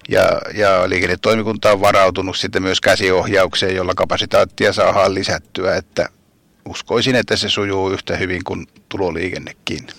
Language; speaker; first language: Finnish; native; Finnish